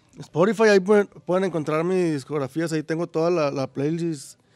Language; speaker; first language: Spanish; native; Spanish